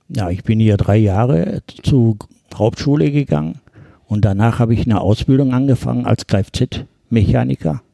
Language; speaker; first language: German; early bilingual, other home language; Turkish